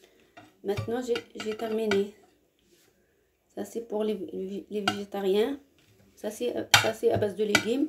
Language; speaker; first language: French; non-native, learner; Arabic